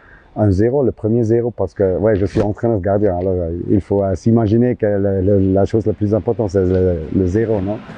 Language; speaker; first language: French; non-native, local second language; German